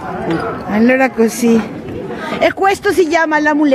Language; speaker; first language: Italian; non-native, learner; Spanish